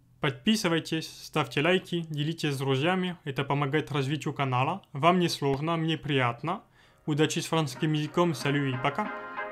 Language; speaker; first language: Russian; non-native, fluent; French